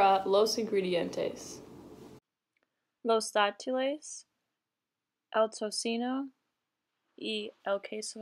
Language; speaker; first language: Spanish; non-native, learner; English